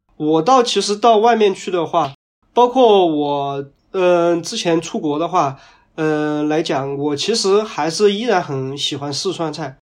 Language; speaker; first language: Chinese; native; Chinese